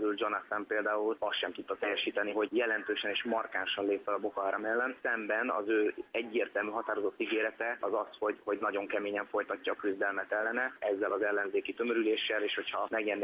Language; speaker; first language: Hungarian; native; Hungarian